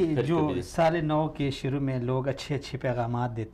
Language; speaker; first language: Urdu; native; Urdu